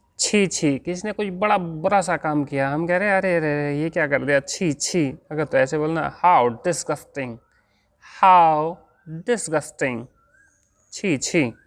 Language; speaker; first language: Hindi; native; Hindi